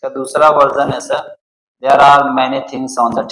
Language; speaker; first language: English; non-native, fluent; Hindi